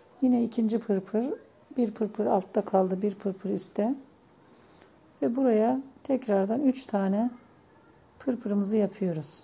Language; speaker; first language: Turkish; native; Turkish